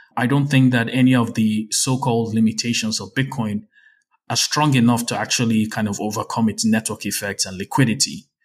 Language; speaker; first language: English; non-native, local second language; Yoruba